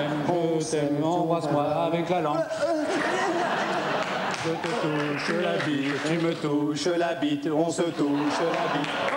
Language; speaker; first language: French; native; French